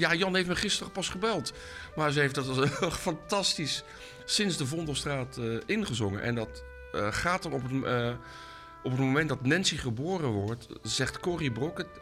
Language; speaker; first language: Dutch; native; Dutch